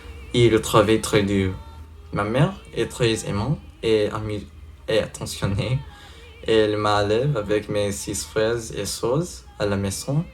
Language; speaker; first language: French; non-native, learner; English